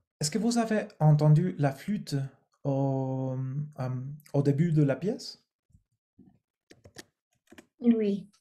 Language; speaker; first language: French; non-native, fluent; Spanish